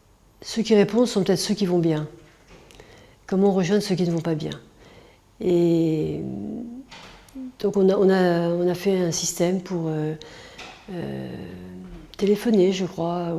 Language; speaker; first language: French; native; French